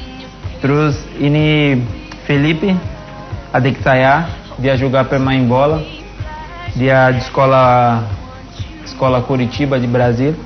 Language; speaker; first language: Indonesian; non-native, fluent; Portuguese